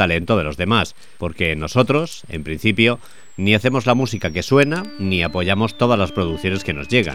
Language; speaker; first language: Spanish; native; Spanish